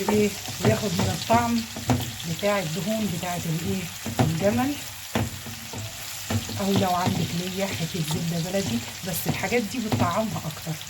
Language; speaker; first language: Arabic; native; Arabic